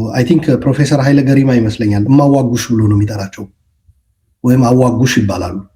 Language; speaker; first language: Amharic; non-native, local second language; Tigrinya